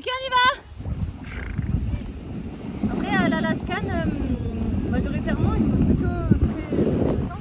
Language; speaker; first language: French; native; French